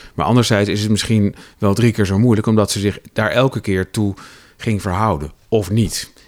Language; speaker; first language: Dutch; native; Dutch